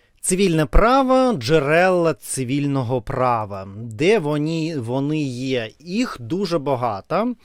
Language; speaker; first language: Ukrainian; non-native, learner; Russian